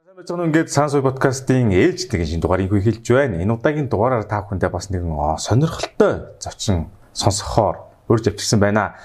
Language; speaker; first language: Mongolian; native; Mongolian